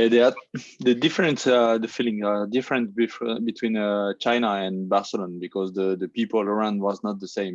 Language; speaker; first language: English; non-native, learner; French